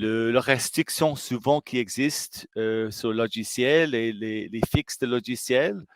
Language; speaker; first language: French; non-native, fluent; English